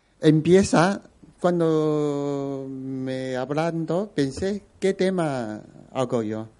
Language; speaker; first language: Spanish; non-native, learner; Chinese